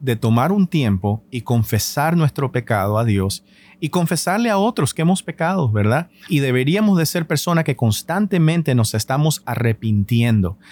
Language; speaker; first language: Spanish; native; Spanish